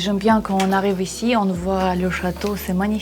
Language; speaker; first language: French; non-native, learner; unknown